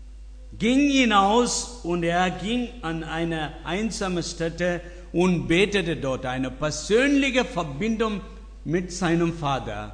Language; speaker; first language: German; non-native, learner; Tamil